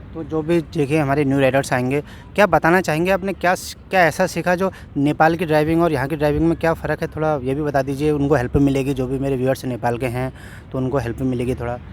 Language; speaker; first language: Hindi; native; Hindi